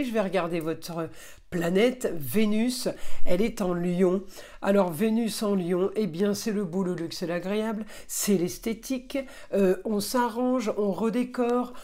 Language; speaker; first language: French; native; French